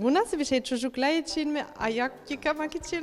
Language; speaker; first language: Turkish; early bilingual, heritage; Turkish